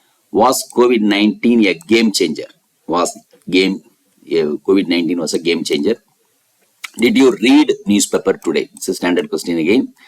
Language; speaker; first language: English; non-native, local second language; Tamil